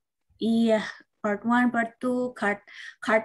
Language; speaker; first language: English; non-native, learner; Indonesian